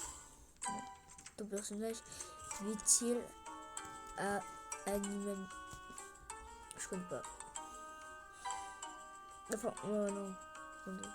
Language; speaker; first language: French; early bilingual, other home language; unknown